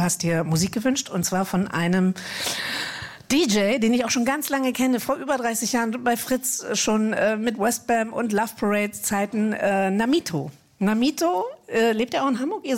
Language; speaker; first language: German; native; German